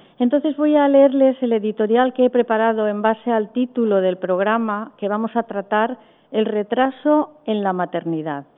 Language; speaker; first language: Spanish; native; Spanish